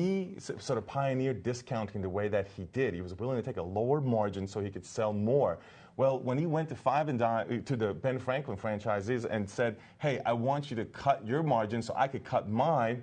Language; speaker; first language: English; native; English